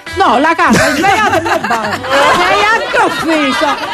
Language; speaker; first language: Italian; native; Italian